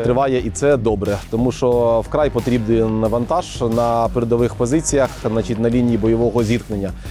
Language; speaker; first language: Ukrainian; native; Ukrainian